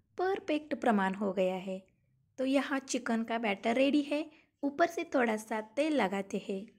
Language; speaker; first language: Hindi; non-native, local second language; Marathi